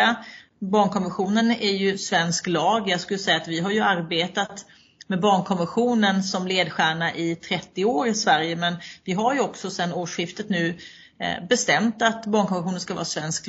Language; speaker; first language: Swedish; native; Swedish